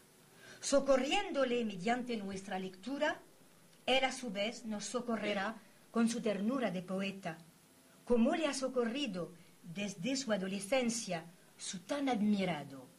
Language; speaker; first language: Spanish; native; Spanish